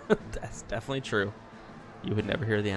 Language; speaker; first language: English; native; English